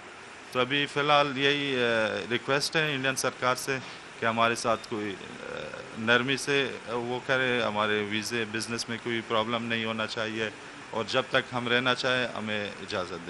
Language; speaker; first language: Hindi; non-native, fluent; Persian